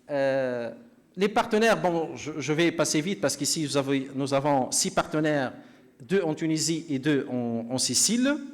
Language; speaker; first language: French; non-native, local second language; Arabic